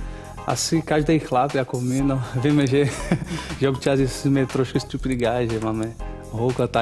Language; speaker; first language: Czech; non-native, learner; Portuguese